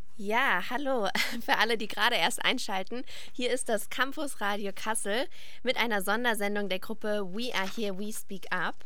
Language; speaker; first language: German; native; German